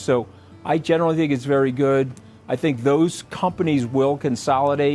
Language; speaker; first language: English; native; English